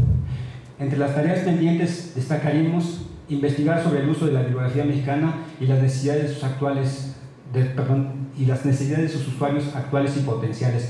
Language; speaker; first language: Spanish; native; Spanish